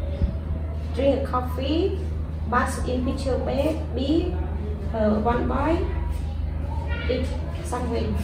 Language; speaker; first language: English; non-native, learner; Khmer